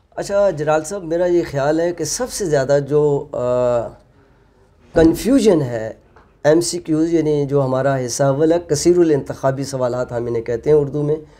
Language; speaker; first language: Urdu; non-native, local second language; Punjabi